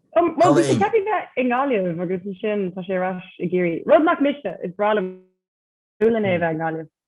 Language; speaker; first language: Irish; non-native, local second language; English